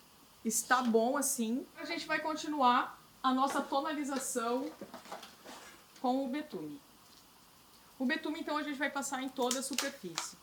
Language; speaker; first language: Portuguese; native; Portuguese